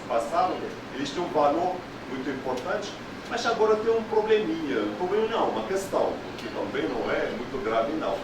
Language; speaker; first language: Portuguese; non-native, fluent; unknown